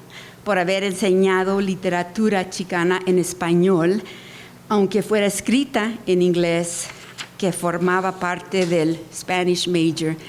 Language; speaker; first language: Spanish; early bilingual, heritage; Spanish